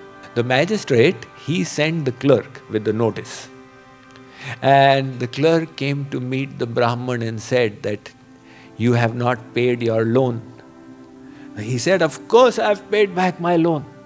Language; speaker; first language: English; non-native, local second language; Hindi